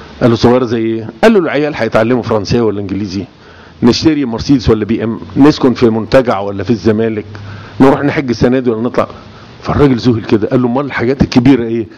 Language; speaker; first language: Arabic; native; Arabic